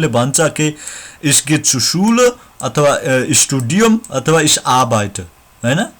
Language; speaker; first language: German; non-native, learner; Nepali